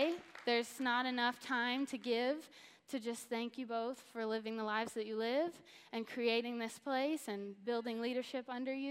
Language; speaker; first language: English; native; English